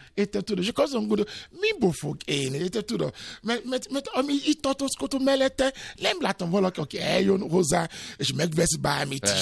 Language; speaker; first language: Hungarian; non-native, fluent; Yoruba